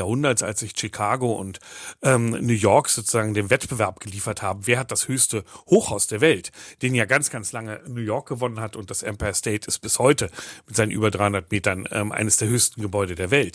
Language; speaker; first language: German; native; German